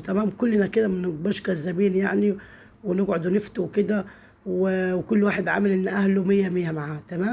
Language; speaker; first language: Arabic; native; Arabic